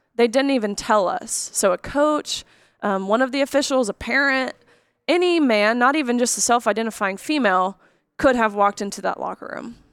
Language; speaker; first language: English; native; English